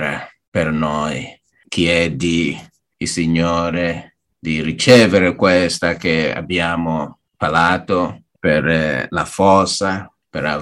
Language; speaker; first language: Italian; non-native, learner; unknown